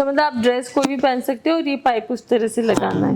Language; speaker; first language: Hindi; native; Hindi